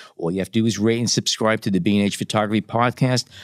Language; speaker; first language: English; native; English